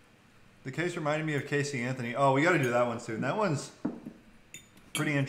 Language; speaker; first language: English; native; English